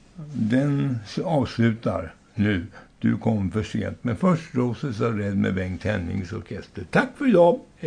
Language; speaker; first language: Swedish; native; Swedish